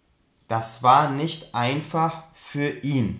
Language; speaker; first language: German; non-native, fluent; Albanian